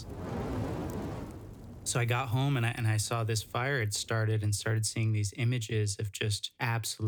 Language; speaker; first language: English; native; English